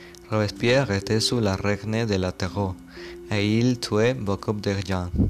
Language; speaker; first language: French; non-native, learner; Spanish